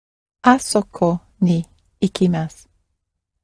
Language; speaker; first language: Japanese; non-native, learner; English